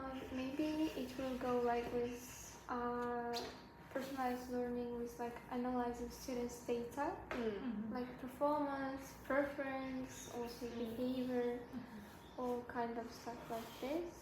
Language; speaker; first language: English; non-native, learner; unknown